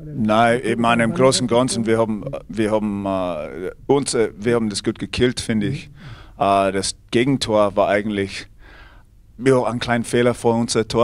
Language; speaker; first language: German; non-native, fluent; English